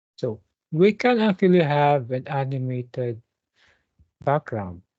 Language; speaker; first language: English; non-native, local second language; Filipino